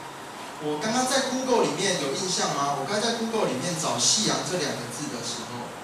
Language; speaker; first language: Chinese; native; Chinese